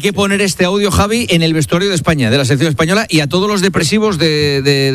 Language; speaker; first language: Spanish; native; Spanish